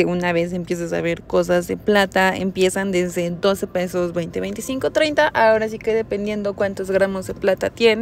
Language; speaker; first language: Spanish; native; Spanish